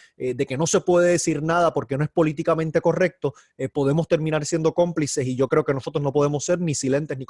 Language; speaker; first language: Spanish; native; Spanish